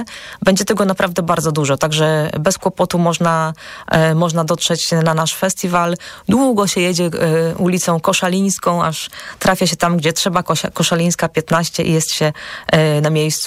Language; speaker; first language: Polish; native; Polish